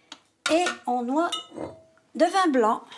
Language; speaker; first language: French; native; French